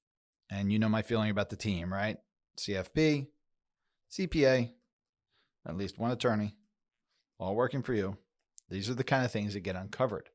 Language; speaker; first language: English; native; English